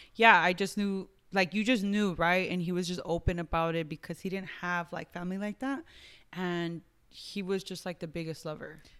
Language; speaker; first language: English; early bilingual, other home language; Spanish